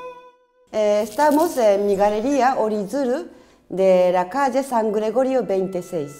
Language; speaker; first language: Spanish; non-native, learner; Japanese